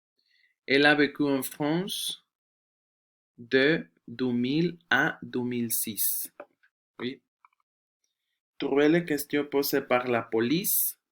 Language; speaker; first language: French; non-native, fluent; Spanish